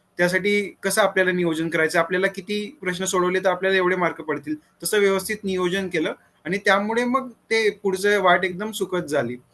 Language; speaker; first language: Marathi; native; Marathi